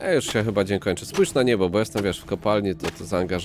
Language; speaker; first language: Polish; native; Polish